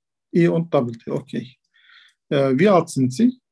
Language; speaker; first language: German; non-native, learner; Turkish